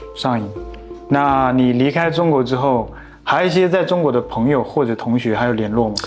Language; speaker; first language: Chinese; non-native, fluent; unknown